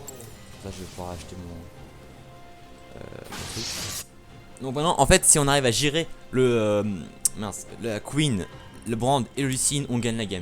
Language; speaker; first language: French; native; French